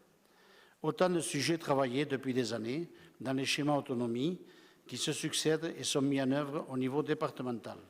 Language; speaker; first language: French; native; French